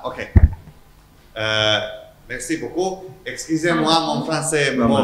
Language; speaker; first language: French; non-native, learner; Serbian